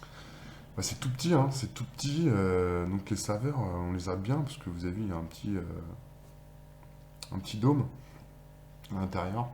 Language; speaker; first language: French; native; French